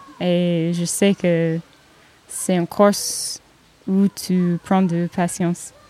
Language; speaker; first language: French; non-native, learner; English